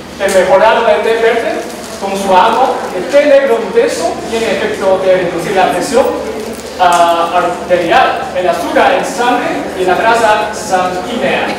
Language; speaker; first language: Spanish; non-native, learner; Chinese